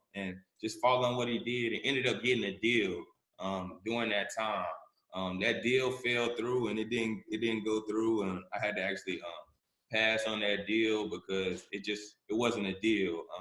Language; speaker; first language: English; native; English